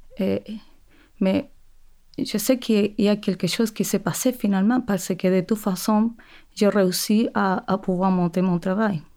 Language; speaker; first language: French; non-native, fluent; Spanish